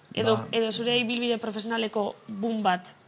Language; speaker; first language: Basque; native; Basque